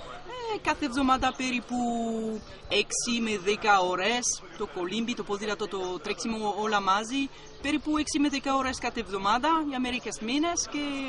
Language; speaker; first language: Greek; non-native, fluent; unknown